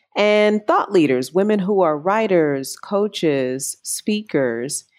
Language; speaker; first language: English; native; English